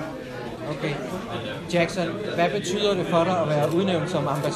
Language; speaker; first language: Danish; native; Danish